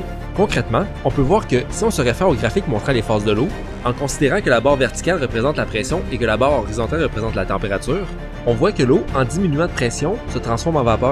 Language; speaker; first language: French; native; French